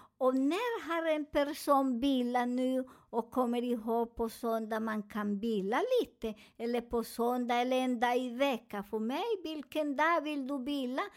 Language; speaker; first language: Swedish; non-native, learner; Spanish